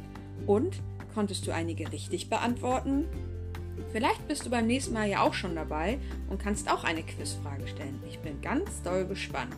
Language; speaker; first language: German; native; German